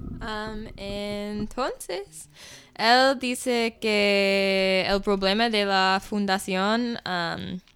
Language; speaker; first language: Spanish; non-native, fluent; English